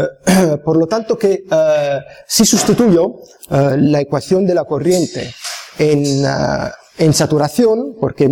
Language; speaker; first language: Spanish; non-native, fluent; Italian